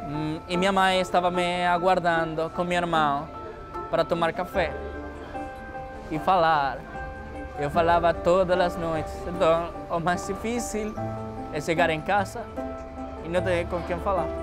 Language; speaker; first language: Portuguese; non-native, fluent; Spanish